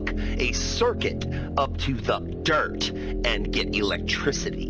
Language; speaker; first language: English; native; English